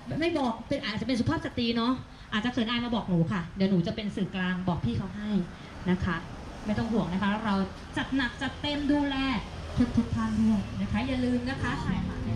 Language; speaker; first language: Thai; native; Thai